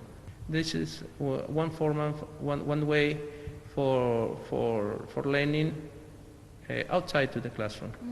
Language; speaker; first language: English; non-native, learner; Spanish